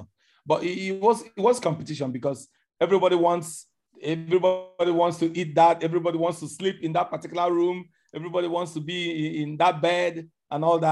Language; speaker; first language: English; non-native, local second language; Igbo